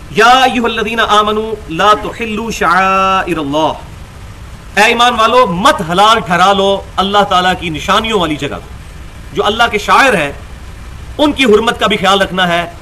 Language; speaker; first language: Urdu; non-native, local second language; Punjabi